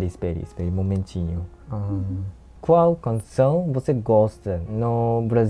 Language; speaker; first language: Portuguese; non-native, learner; Japanese